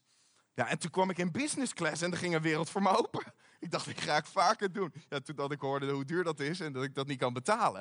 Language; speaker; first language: Dutch; native; Dutch